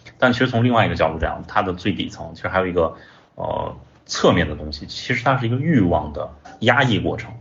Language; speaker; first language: Chinese; native; Chinese